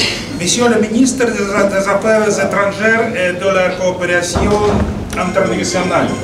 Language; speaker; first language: French; non-native, fluent; Russian